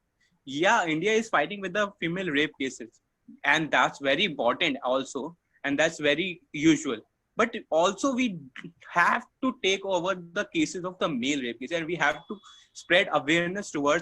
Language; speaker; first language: English; non-native, learner; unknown